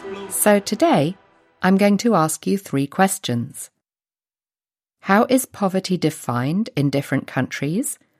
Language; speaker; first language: English; native; English